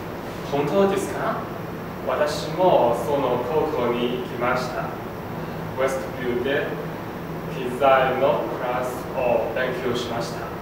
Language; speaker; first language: Japanese; non-native, learner; English